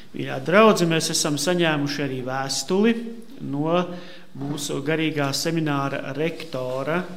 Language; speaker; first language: Latvian; native; Latvian